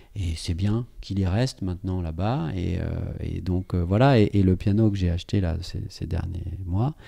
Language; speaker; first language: French; native; French